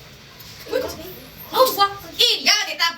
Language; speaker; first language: French; non-native, local second language; Arabic